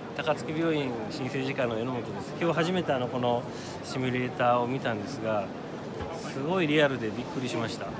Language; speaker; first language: Japanese; native; Japanese